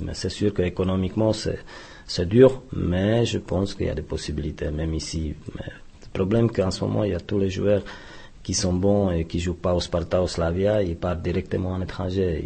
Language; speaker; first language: French; non-native, fluent; Czech